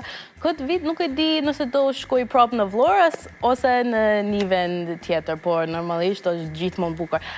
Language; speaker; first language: Albanian; non-native, learner; English